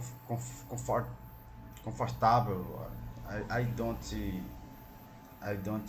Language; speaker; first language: English; non-native, learner; Portuguese